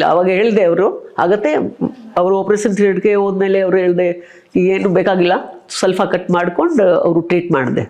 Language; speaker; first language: Kannada; non-native, local second language; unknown